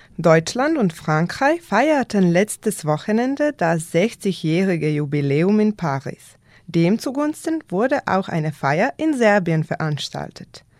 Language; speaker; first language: German; non-native, fluent; Serbian